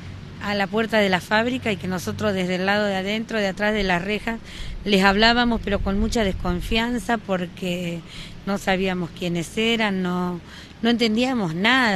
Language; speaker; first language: Spanish; native; Spanish